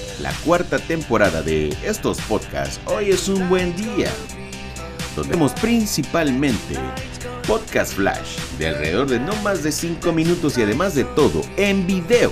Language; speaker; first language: Spanish; native; Spanish